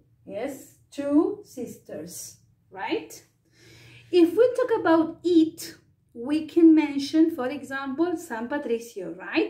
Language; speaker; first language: English; non-native, fluent; Spanish